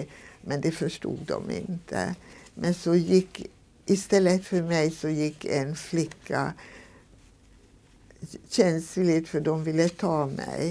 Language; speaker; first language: Swedish; non-native, fluent; Hungarian